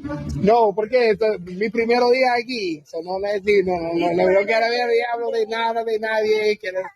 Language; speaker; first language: Spanish; non-native, learner; English